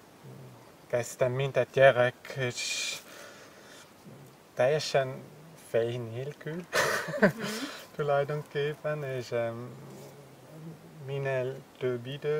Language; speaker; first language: Hungarian; non-native, learner; German